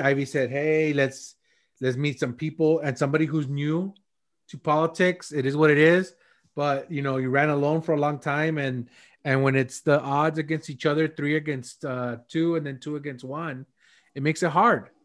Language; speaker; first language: English; early bilingual, other home language; Spanish